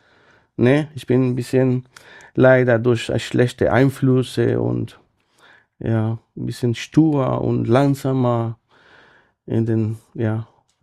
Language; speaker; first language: German; non-native, fluent; Spanish